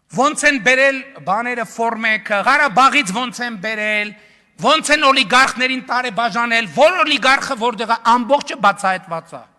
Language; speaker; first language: Armenian; native; Armenian